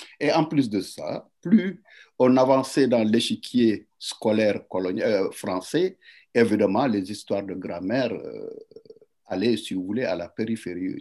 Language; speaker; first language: French; non-native, local second language; Wolof